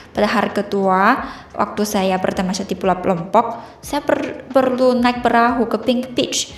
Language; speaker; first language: Indonesian; non-native, fluent; Chinese